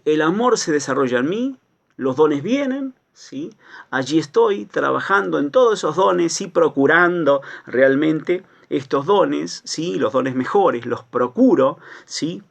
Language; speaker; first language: Spanish; native; Spanish